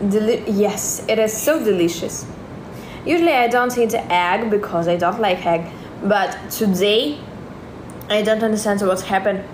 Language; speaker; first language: English; non-native, learner; Russian